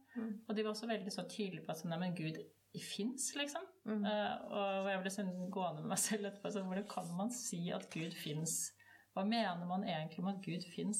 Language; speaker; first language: Norwegian; native; Norwegian